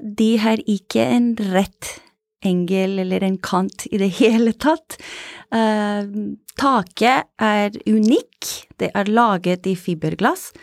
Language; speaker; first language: Norwegian; non-native, fluent; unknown